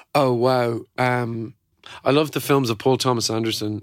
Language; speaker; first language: English; native; English